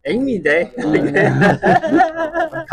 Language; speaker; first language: Norwegian; non-native, learner; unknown